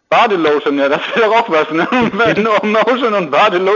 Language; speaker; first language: German; native; German